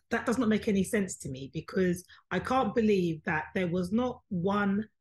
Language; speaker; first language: English; native; English